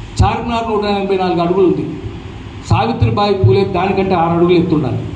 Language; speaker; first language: Telugu; native; Telugu